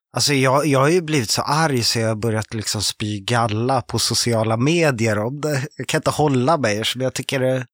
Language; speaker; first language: Swedish; non-native, fluent; French